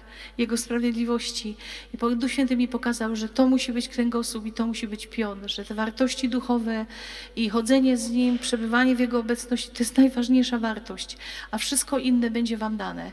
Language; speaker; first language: Polish; native; Polish